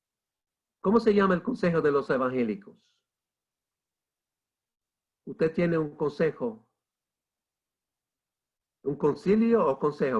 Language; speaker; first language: Spanish; non-native, fluent; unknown